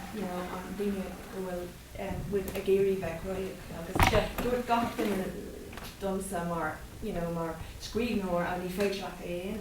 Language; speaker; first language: Irish; non-native, local second language; English